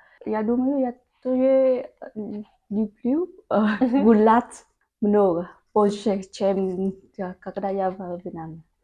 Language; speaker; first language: Russian; non-native, learner; Vietnamese